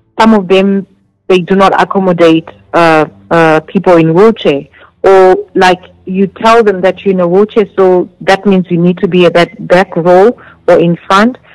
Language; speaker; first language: English; non-native, local second language; Zulu